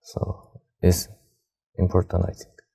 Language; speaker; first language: English; non-native, learner; Korean